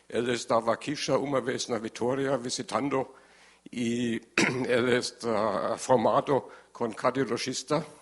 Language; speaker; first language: Portuguese; non-native, learner; German